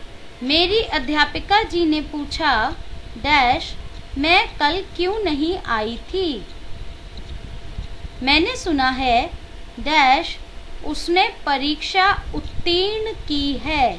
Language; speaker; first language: Hindi; native; Hindi